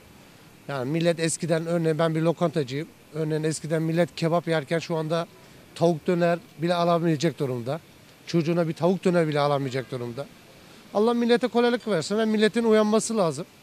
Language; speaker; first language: Turkish; native; Turkish